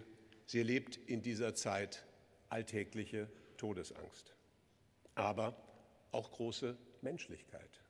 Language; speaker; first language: German; native; German